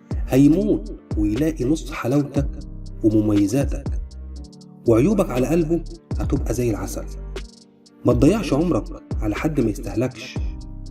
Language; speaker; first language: Arabic; native; Arabic